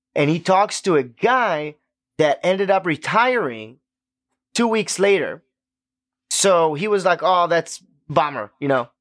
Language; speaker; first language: English; non-native, fluent; Hebrew